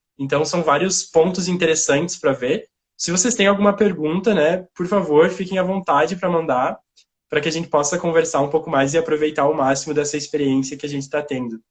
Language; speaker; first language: Portuguese; native; Portuguese